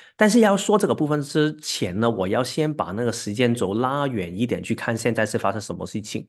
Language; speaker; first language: Chinese; non-native, local second language; Cantonese